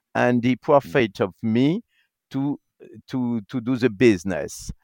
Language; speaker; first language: English; non-native, learner; French